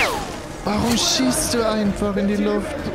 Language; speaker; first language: German; native; German